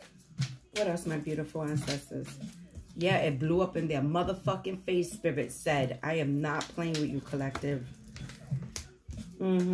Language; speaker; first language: English; native; English